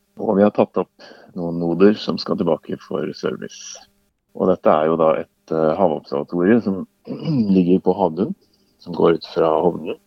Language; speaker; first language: Norwegian; native; Norwegian